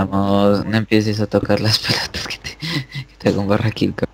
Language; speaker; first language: Spanish; native; Spanish